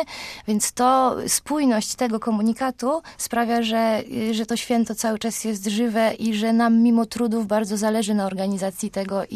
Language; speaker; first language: Polish; native; Polish